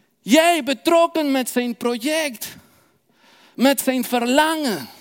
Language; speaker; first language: Dutch; non-native, fluent; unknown